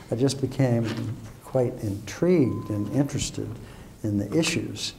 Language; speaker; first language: English; native; English